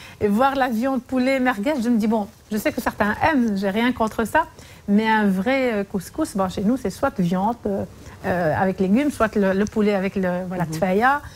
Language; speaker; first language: French; non-native, local second language; Arabic